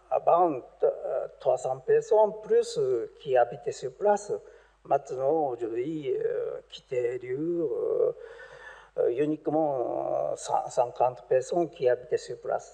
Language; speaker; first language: French; non-native, learner; Japanese